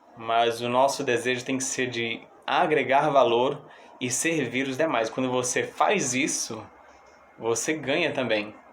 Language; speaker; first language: Portuguese; non-native, fluent; English